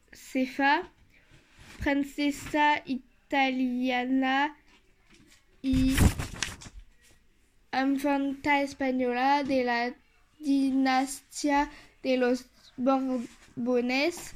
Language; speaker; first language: Spanish; non-native, learner; French